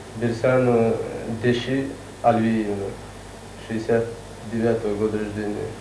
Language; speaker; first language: Russian; non-native, local second language; Chechen